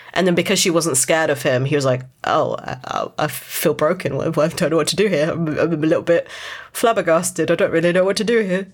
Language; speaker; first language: English; native; English